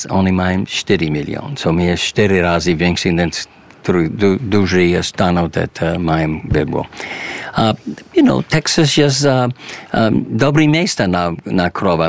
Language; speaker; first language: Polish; early bilingual, heritage; English